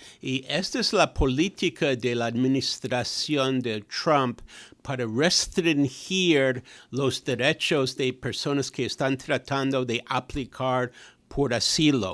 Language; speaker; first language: Spanish; non-native, fluent; English